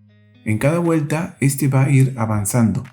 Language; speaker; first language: Spanish; native; Spanish